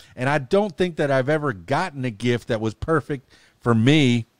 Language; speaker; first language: English; native; English